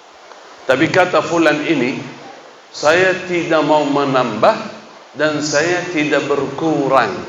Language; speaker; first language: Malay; non-native, fluent; Arabic